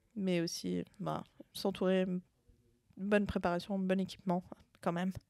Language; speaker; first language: French; native; French